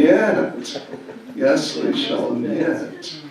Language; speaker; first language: Russian; non-native, learner; English